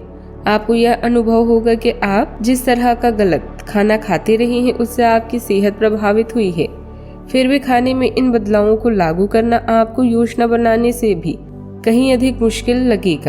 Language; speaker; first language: Hindi; native; Hindi